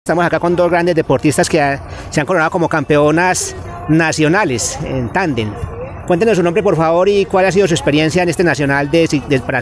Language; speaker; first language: Spanish; native; Spanish